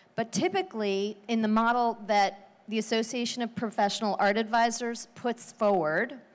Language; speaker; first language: English; native; English